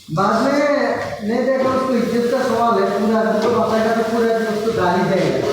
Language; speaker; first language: Hindi; non-native, learner; Bangla